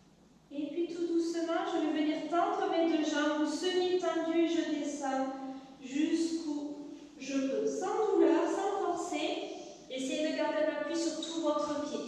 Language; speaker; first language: French; native; French